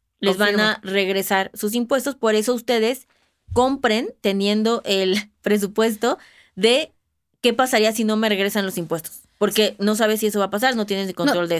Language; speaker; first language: Spanish; native; Spanish